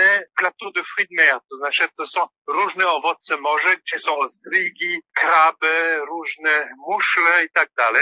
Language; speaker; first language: Polish; non-native, fluent; French